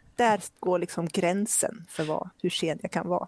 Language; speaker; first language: Swedish; native; Swedish